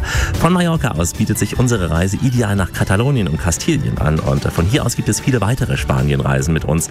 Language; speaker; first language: German; native; German